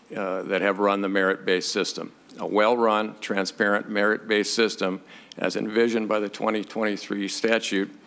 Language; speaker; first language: English; native; English